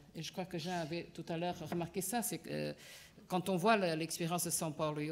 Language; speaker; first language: French; non-native, fluent; Portuguese